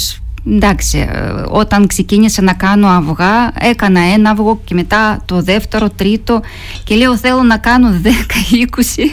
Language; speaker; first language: Greek; non-native, fluent; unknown